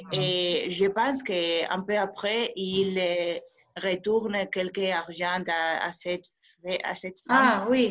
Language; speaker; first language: French; non-native, learner; Spanish